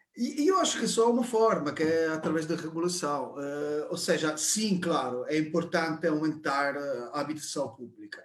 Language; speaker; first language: Portuguese; non-native, fluent; Italian